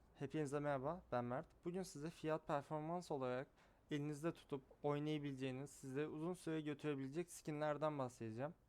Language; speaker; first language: Turkish; native; Turkish